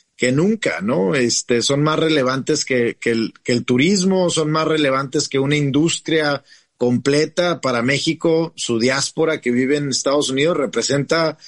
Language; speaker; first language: Spanish; native; Spanish